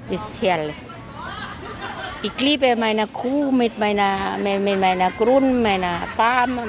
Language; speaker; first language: German; non-native, learner; Thai